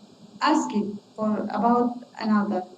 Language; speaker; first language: English; non-native, learner; Kurdish